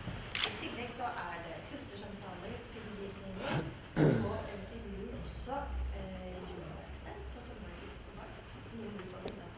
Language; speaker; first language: Norwegian; native; Norwegian